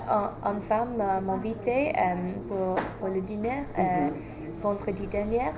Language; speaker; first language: French; non-native, fluent; English